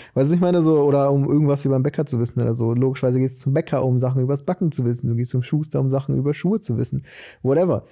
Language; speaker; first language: German; early bilingual, other home language; Portuguese